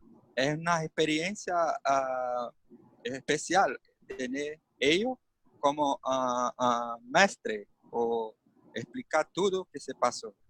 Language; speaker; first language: Spanish; non-native, learner; Portuguese